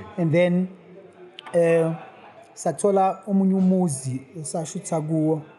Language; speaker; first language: Zulu; native; Zulu